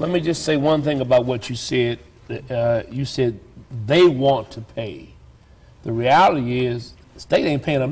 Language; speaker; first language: English; native; English